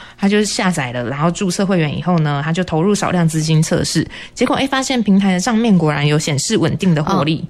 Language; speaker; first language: Chinese; native; Chinese